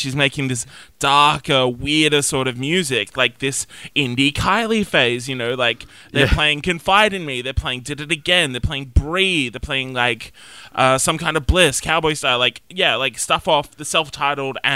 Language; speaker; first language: English; native; English